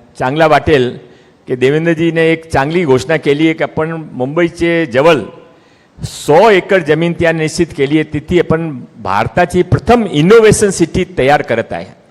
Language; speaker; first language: Marathi; non-native, local second language; Hindi